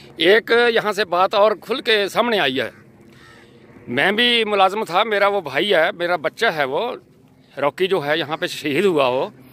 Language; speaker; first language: Hindi; native; Hindi